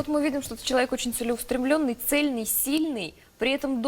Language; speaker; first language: Russian; native; Russian